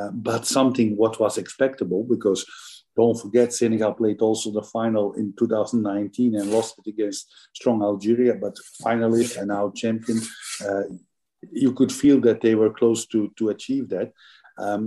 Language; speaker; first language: English; non-native, fluent; Dutch